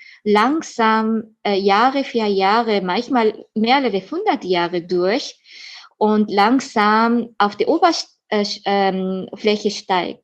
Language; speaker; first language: German; non-native, fluent; Japanese